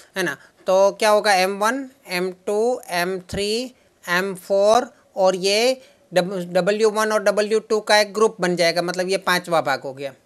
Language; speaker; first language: Hindi; non-native, local second language; Gujarati